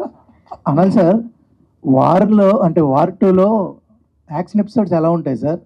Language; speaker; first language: Telugu; native; Telugu